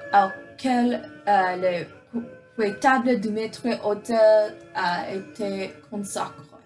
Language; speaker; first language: French; non-native, learner; English